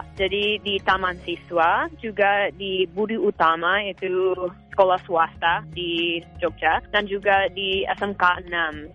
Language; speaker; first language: Indonesian; non-native, fluent; English